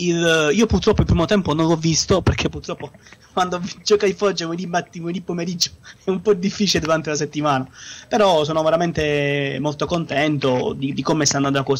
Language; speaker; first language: Italian; native; Italian